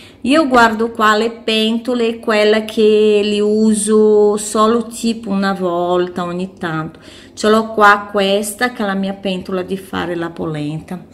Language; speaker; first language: Italian; non-native, fluent; Portuguese